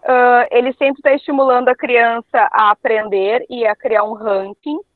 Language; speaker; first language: Portuguese; native; Portuguese